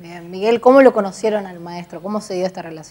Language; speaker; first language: Spanish; native; Spanish